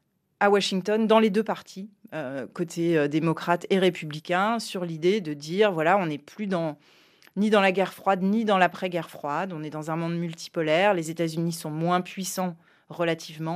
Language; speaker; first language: French; native; French